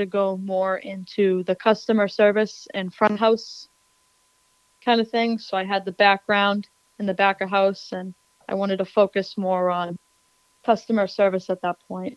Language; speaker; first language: English; native; English